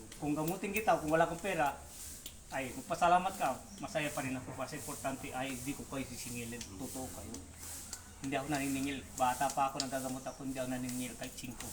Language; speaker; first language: Filipino; non-native, local second language; Cebuano